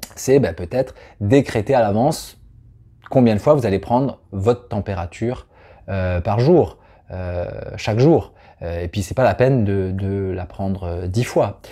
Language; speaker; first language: French; native; French